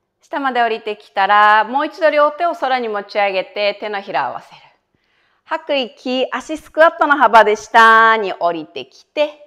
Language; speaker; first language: Japanese; native; Japanese